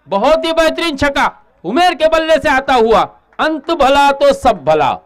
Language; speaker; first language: Hindi; non-native, local second language; Marathi